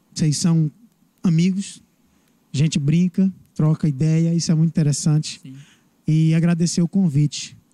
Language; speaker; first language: Portuguese; native; Portuguese